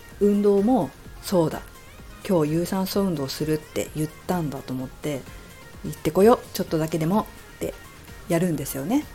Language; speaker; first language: Japanese; native; Japanese